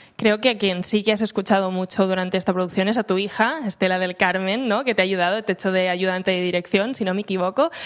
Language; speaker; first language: Spanish; non-native, local second language; Catalan